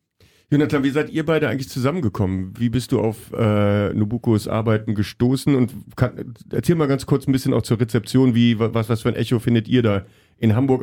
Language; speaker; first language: German; native; German